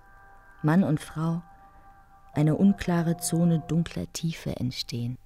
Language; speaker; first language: German; native; German